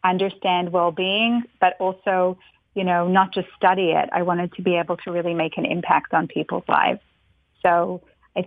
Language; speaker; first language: English; native; English